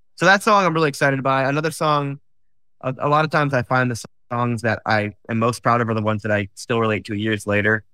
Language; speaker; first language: English; native; English